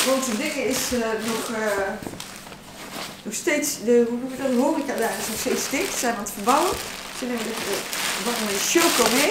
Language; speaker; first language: Dutch; native; Dutch